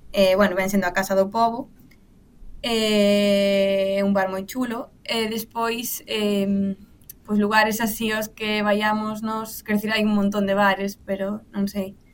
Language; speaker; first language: Galician; native; Galician